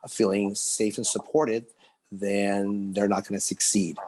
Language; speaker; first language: English; early bilingual, other home language; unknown